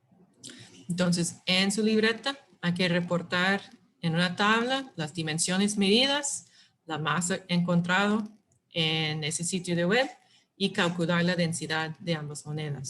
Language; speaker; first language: Spanish; non-native, fluent; English